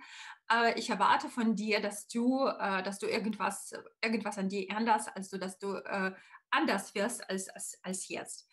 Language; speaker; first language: German; non-native, fluent; Russian